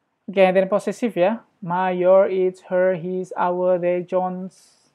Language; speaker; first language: English; non-native, fluent; Indonesian